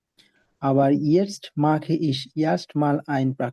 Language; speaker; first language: German; non-native, learner; Bangla